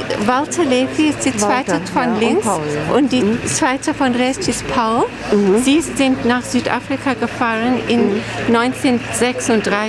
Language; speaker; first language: German; non-native, learner; English